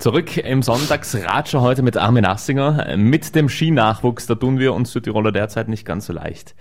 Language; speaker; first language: German; native; German